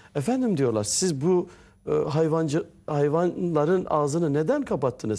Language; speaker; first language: Turkish; native; Turkish